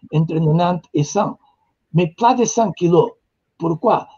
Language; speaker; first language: French; non-native, fluent; Spanish